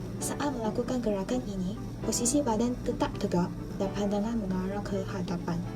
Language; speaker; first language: Malay; non-native, local second language; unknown